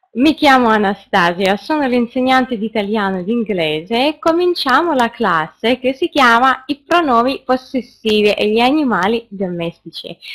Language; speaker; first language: Italian; non-native, fluent; Russian